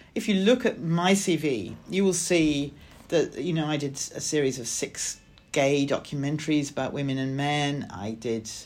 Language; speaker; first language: English; native; English